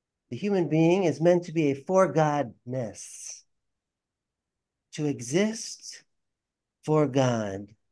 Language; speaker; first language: English; native; English